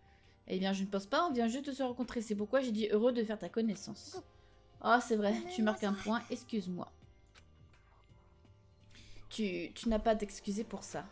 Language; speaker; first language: French; native; French